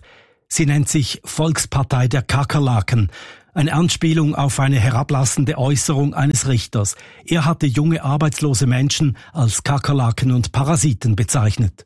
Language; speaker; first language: German; native; German